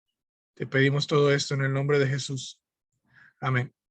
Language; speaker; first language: Spanish; native; Spanish